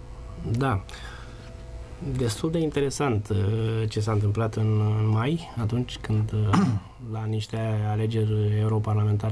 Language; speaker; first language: Romanian; native; Romanian